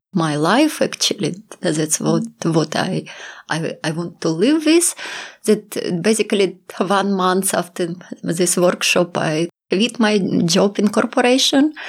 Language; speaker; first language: English; non-native, fluent; Russian